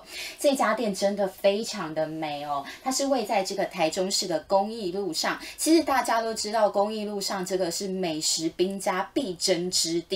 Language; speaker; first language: Chinese; native; Chinese